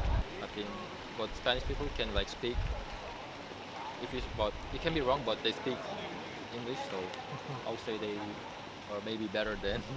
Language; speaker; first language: English; non-native, learner; Korean